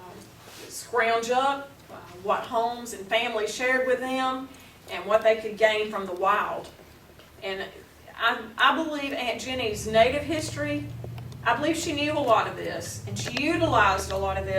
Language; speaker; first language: English; native; English